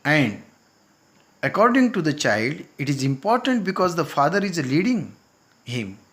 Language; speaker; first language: English; non-native, local second language; Marathi